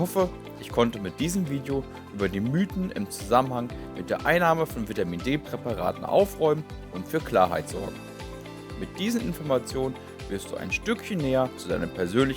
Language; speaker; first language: German; native; German